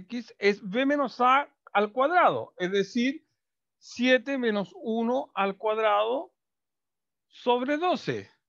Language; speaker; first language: Spanish; native; Spanish